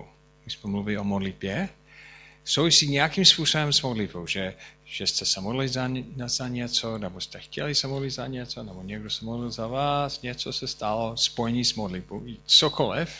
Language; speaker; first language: Czech; non-native, fluent; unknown